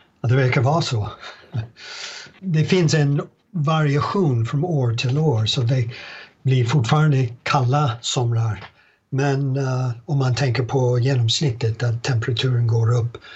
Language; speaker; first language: Swedish; non-native, fluent; English